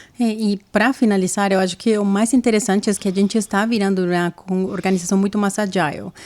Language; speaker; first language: Portuguese; non-native, fluent; Spanish